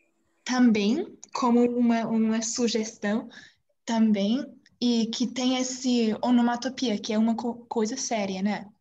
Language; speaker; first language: Portuguese; non-native, learner; English